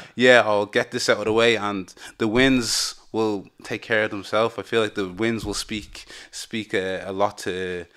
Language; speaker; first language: English; native; English